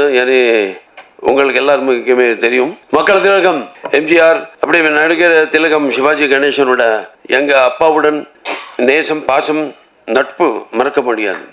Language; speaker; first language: Tamil; non-native, local second language; Telugu